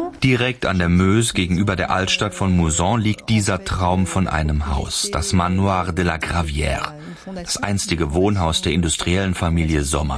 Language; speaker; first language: German; native; German